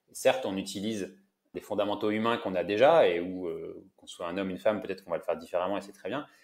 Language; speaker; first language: French; native; French